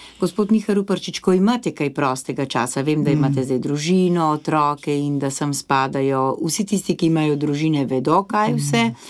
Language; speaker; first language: Slovenian; native; Slovenian